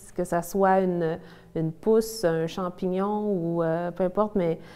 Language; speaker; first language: French; native; French